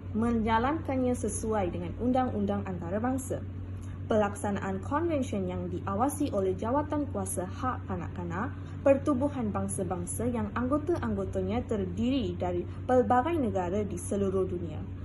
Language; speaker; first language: Malay; non-native, local second language; Tamil